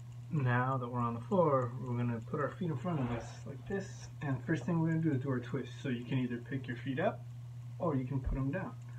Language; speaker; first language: English; early bilingual, other home language; Spanish